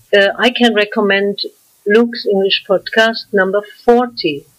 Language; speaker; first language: English; non-native, fluent; German